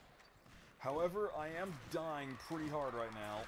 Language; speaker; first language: English; native; English